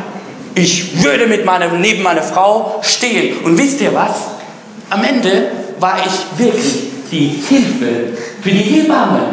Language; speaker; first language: German; non-native, fluent; English